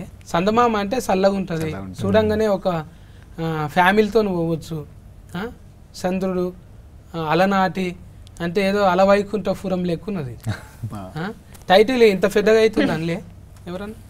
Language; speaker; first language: Telugu; native; Telugu